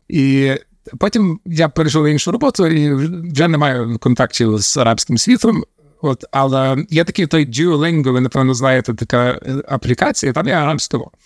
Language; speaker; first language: Ukrainian; native; Ukrainian